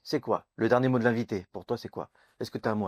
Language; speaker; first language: French; native; French